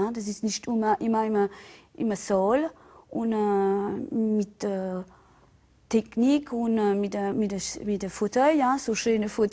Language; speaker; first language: German; non-native, learner; French